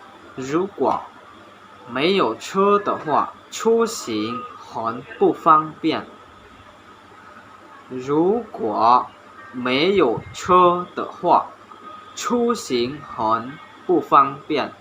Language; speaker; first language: Chinese; non-native, learner; Hmong